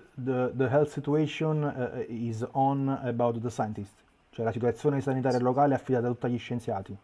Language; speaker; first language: Italian; native; Italian